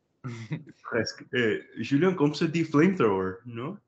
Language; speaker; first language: French; non-native, learner; English